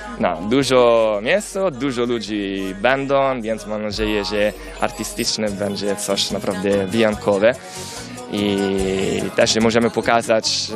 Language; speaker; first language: Polish; non-native, learner; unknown